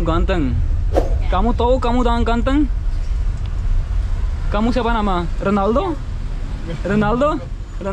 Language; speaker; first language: Indonesian; non-native, learner; Urdu